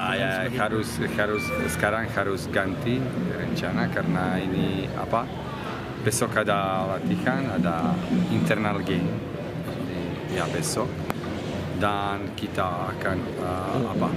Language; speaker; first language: Indonesian; non-native, learner; Serbian